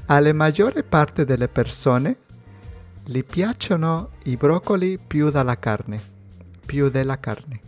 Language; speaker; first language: Italian; non-native, learner; Spanish